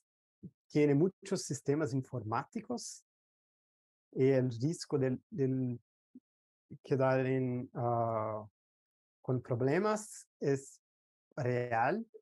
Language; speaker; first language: Spanish; non-native, fluent; Portuguese